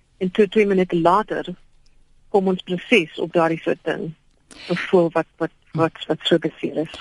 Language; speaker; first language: Afrikaans; non-native, local second language; English